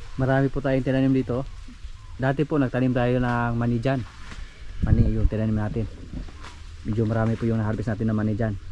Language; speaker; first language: Filipino; non-native, local second language; Cebuano